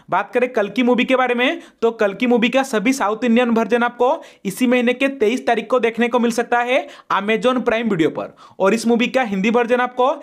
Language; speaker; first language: Hindi; native; Hindi